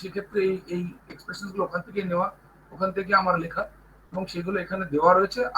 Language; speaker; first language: Bangla; native; Bangla